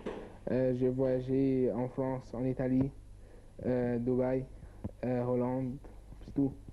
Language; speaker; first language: French; non-native, learner; Arabic